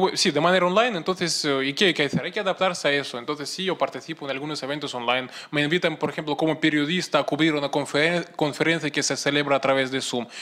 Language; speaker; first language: Spanish; non-native, fluent; Russian